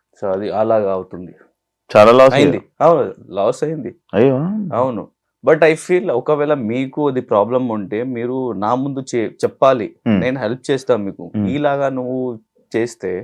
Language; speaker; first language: Telugu; non-native, learner; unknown